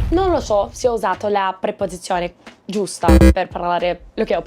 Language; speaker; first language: Italian; non-native, learner; Portuguese